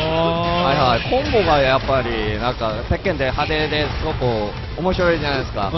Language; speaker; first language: Japanese; non-native, fluent; Korean